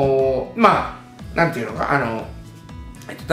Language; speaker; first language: Japanese; native; Japanese